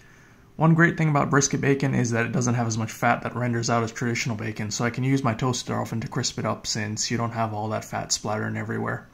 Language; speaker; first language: English; native; English